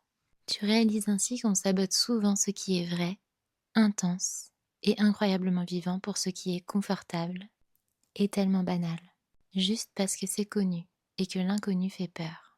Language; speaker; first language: French; native; French